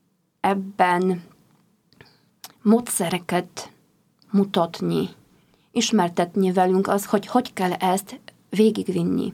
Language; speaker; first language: Hungarian; non-native, fluent; Polish